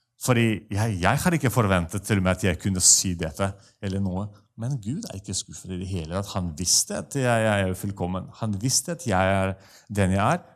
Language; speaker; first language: Norwegian; non-native, fluent; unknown